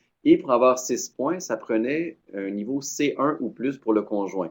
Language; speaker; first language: French; native; French